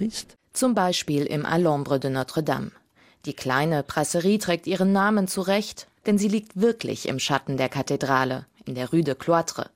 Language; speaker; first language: German; native; German